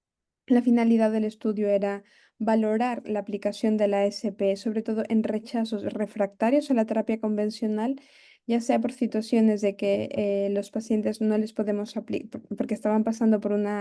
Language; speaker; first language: Spanish; native; Spanish